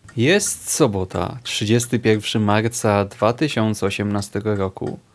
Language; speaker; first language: Polish; native; Polish